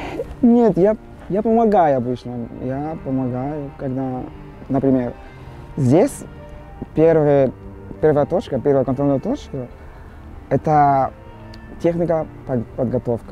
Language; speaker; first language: Russian; non-native, learner; Portuguese